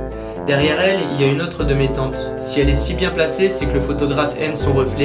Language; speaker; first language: French; native; French